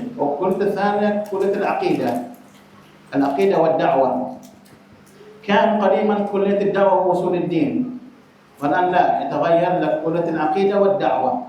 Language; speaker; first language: Arabic; non-native, fluent; Indonesian